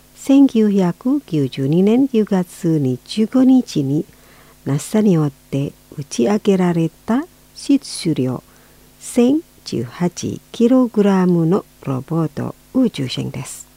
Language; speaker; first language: Japanese; non-native, fluent; Indonesian